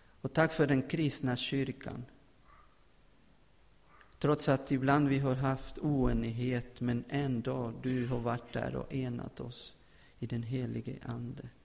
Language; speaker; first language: Swedish; non-native, fluent; Spanish